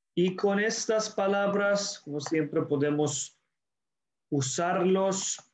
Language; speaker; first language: Spanish; non-native, learner; English